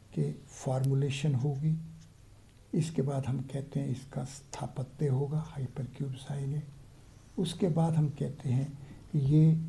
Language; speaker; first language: Hindi; native; Hindi